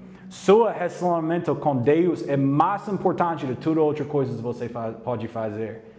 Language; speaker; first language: Portuguese; non-native, learner; English